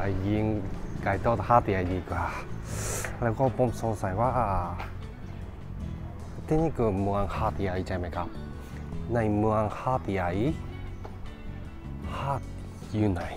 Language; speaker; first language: Thai; non-native, learner; Japanese